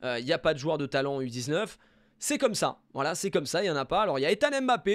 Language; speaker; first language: French; native; French